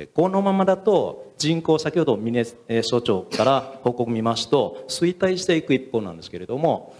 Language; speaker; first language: Japanese; non-native, fluent; Vietnamese